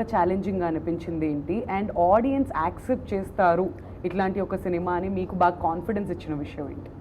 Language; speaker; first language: Telugu; native; Telugu